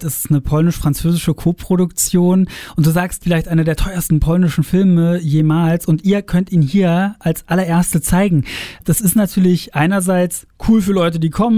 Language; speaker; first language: German; native; German